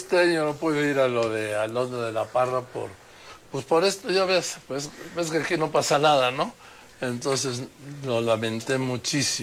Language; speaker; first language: Spanish; native; Spanish